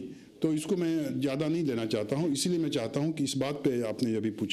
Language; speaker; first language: Hindi; native; Hindi